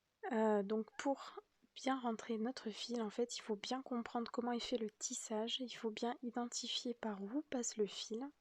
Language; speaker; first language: French; native; French